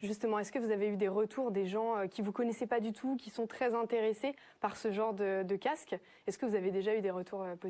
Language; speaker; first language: French; native; French